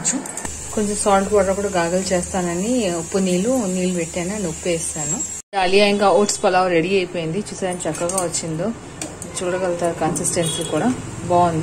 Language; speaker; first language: Telugu; native; Telugu